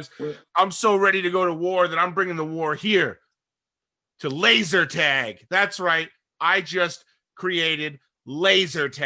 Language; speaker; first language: English; native; English